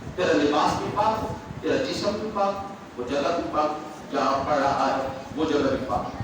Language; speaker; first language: Urdu; non-native, local second language; Punjabi